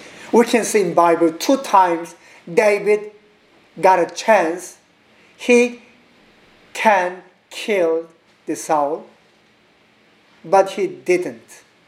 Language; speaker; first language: English; non-native, learner; Korean